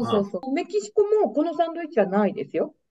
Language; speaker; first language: Japanese; native; Japanese